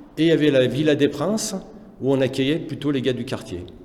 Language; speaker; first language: French; native; French